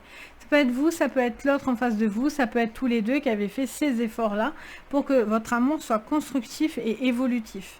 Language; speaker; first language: French; native; French